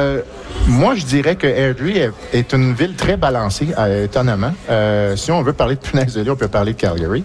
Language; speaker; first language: French; native; French